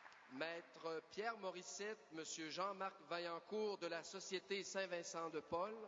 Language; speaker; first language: French; native; French